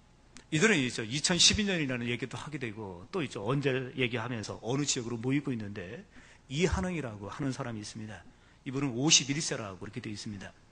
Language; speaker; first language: Korean; native; Korean